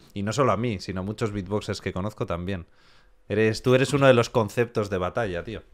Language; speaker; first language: Spanish; native; Spanish